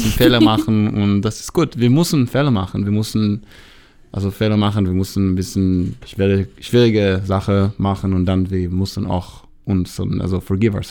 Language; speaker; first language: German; non-native, learner; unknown